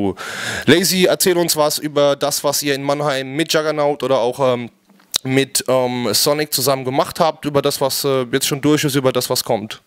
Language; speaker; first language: German; native; German